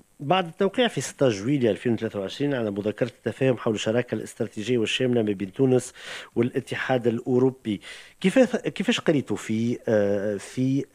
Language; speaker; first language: Arabic; native; Arabic